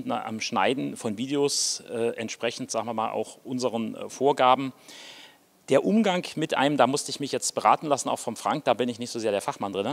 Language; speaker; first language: German; native; German